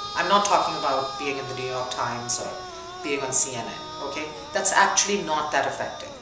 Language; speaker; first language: English; non-native, local second language; Urdu